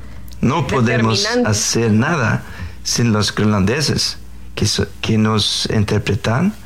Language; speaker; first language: Spanish; non-native, fluent; Faroese